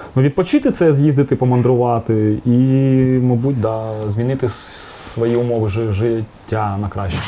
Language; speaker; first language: Ukrainian; non-native, local second language; Russian